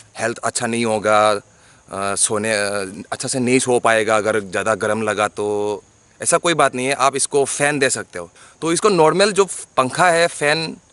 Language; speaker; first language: Hindi; non-native, local second language; Bangla